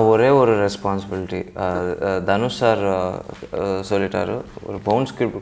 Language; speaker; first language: Tamil; non-native, local second language; Telugu